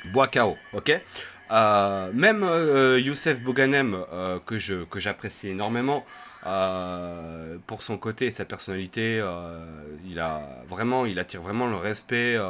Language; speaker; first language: French; native; French